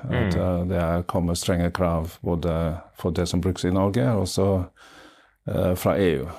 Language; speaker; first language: Norwegian; non-native, fluent; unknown